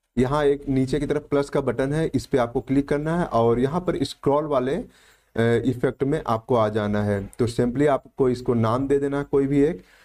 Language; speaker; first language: Hindi; native; Hindi